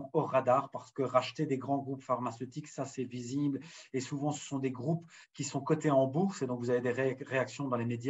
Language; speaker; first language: French; native; French